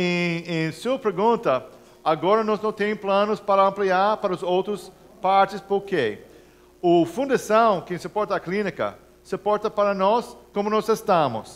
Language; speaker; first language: Portuguese; non-native, fluent; English